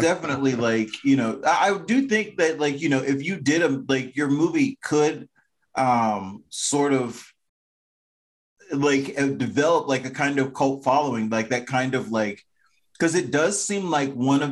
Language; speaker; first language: English; native; English